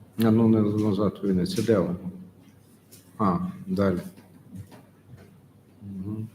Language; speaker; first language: Ukrainian; native; Ukrainian